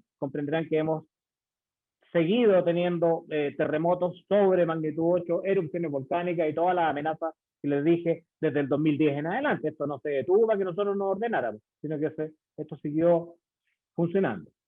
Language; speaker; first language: Spanish; native; Spanish